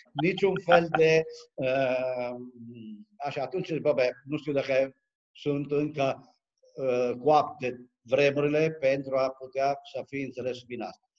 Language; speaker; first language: Romanian; non-native, fluent; Italian